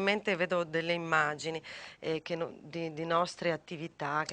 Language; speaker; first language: Italian; native; Italian